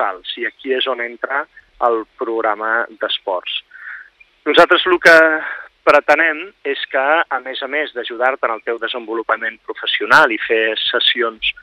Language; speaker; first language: Catalan; native; Catalan